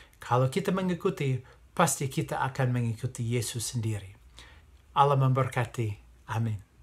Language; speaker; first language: Indonesian; non-native, fluent; English